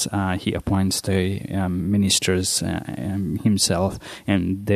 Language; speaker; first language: English; non-native, fluent; Nepali